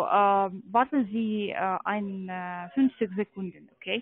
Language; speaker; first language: German; non-native, learner; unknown